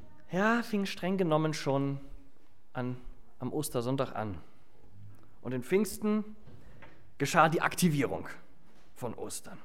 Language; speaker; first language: German; native; German